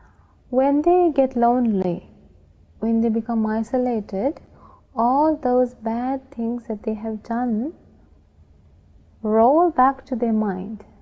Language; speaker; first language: English; non-native, local second language; Sinhala